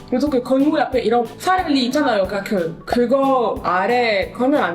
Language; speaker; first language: Korean; non-native, learner; French